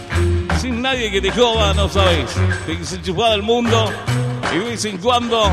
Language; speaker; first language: Spanish; native; Spanish